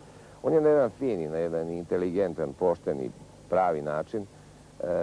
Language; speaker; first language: Bosnian; native; Bosnian